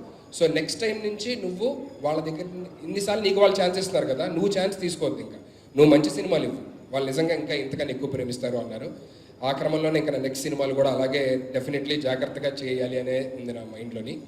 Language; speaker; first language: Telugu; native; Telugu